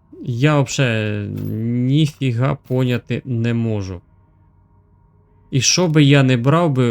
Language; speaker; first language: Ukrainian; native; Ukrainian